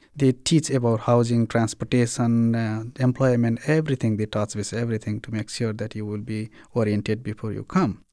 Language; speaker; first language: English; non-native, local second language; Nepali